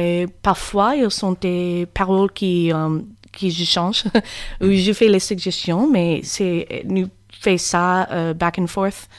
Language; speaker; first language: French; non-native, learner; English